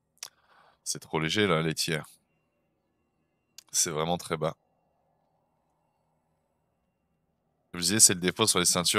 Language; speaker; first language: French; native; French